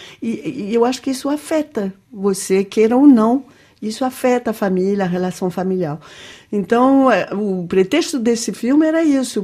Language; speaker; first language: Portuguese; non-native, fluent; French